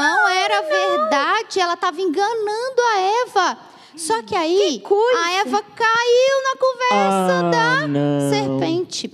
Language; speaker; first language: Portuguese; native; Portuguese